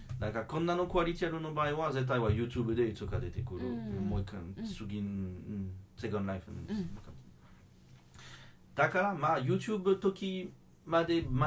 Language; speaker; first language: Japanese; non-native, fluent; French